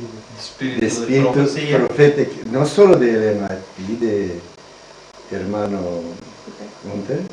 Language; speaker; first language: Spanish; non-native, learner; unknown